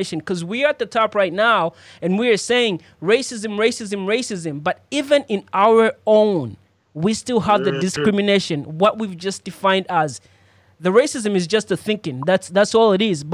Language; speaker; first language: English; non-native, local second language; Ganda